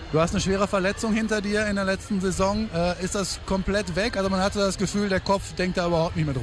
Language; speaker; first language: German; native; German